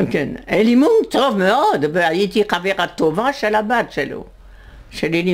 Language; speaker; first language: Hebrew; non-native, fluent; French